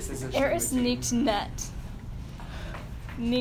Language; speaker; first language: German; non-native, learner; English